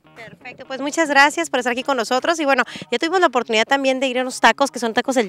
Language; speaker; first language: Spanish; native; Spanish